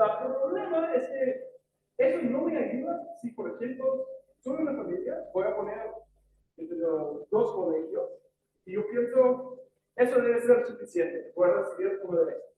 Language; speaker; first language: Spanish; non-native, fluent; English